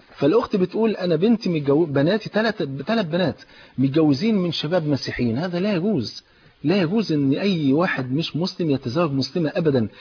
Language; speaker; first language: Arabic; native; Arabic